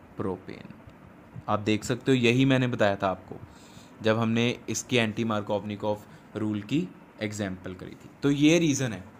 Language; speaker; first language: Hindi; non-native, local second language; Punjabi